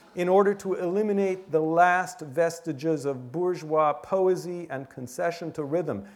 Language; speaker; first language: English; native; English